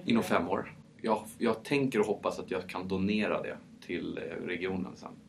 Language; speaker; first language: Swedish; early bilingual, heritage; Swedish